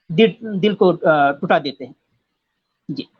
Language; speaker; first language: Hindi; non-native, fluent; Bangla